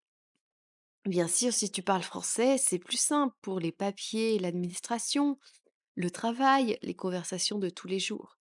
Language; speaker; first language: French; native; French